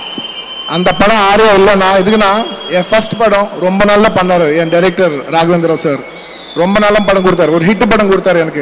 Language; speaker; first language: Tamil; non-native, learner; Telugu